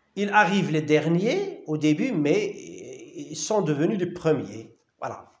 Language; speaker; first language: French; non-native, local second language; Arabic